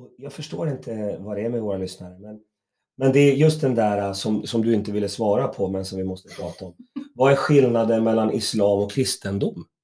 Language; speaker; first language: Swedish; native; Swedish